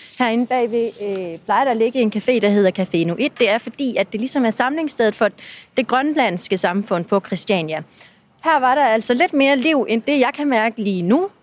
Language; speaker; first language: Danish; native; Danish